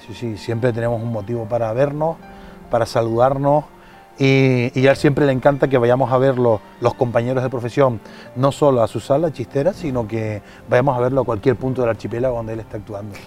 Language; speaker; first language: Spanish; native; Spanish